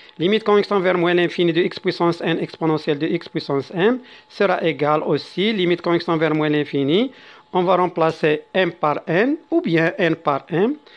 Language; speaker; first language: French; non-native, local second language; Arabic